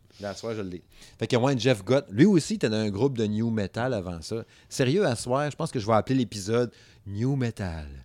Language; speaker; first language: French; native; French